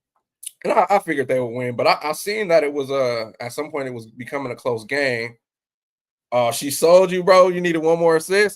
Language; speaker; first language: English; native; English